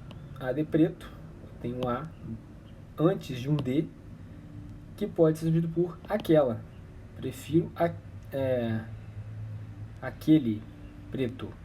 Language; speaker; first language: Portuguese; native; Portuguese